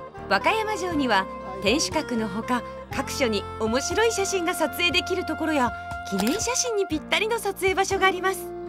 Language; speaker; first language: Japanese; native; Japanese